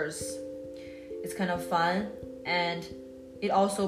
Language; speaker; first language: English; non-native, learner; Chinese